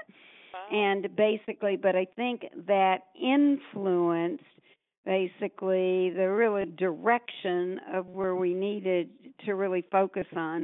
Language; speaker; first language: English; native; English